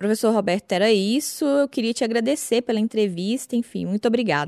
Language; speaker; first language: Portuguese; native; Portuguese